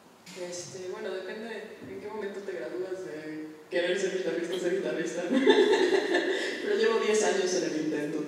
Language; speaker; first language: Spanish; native; Spanish